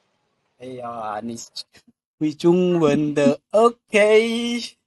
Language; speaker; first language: Chinese; non-native, learner; Vietnamese